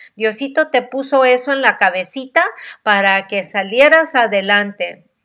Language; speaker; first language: Spanish; early bilingual, heritage; Spanish